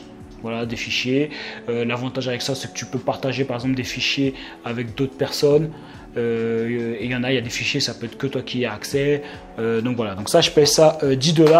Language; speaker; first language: French; native; French